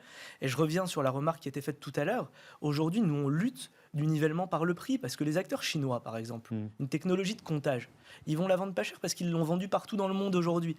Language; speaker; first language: French; native; French